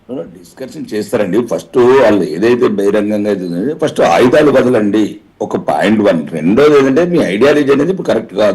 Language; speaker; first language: Telugu; native; Telugu